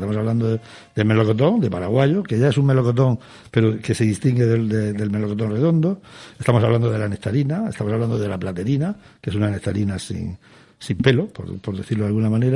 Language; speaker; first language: Spanish; native; Spanish